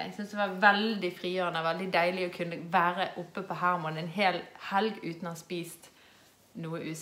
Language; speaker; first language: Norwegian; native; Norwegian